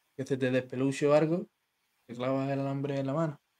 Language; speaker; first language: Spanish; native; Spanish